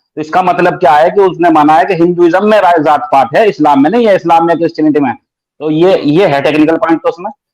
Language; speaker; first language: Hindi; native; Hindi